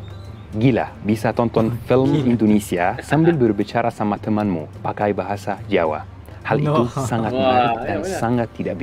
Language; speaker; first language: Indonesian; non-native, fluent; Arabic